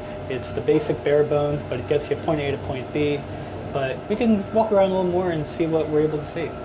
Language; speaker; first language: English; native; English